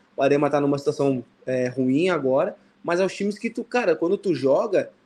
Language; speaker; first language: Portuguese; native; Portuguese